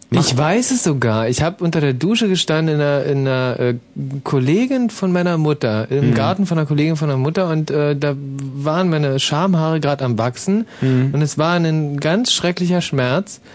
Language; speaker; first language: German; native; German